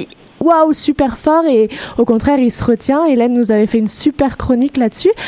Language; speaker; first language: French; native; French